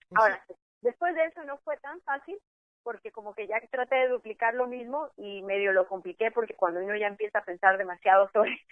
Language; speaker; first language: Spanish; native; Spanish